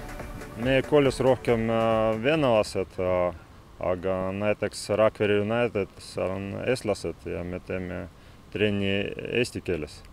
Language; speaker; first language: Estonian; non-native, local second language; Russian